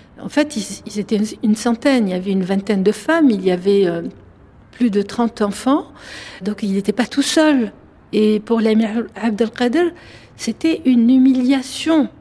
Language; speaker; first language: French; non-native, local second language; Arabic